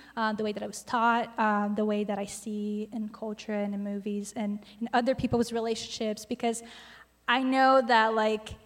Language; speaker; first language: English; non-native, fluent; Portuguese